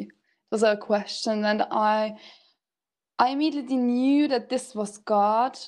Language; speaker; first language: English; non-native, fluent; German